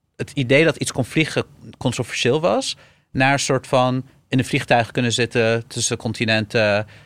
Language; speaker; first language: Dutch; early bilingual, other home language; Arabic